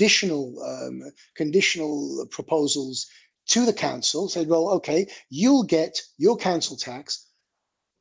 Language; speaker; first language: English; native; English